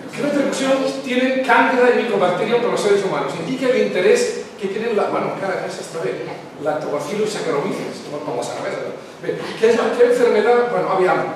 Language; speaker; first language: Spanish; non-native, local second language; Catalan